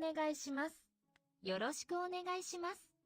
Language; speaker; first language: Japanese; non-native, learner; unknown